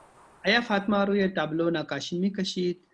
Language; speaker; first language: Persian; non-native, learner; Urdu